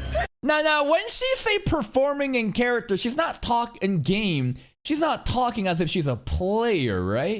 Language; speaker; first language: English; native; English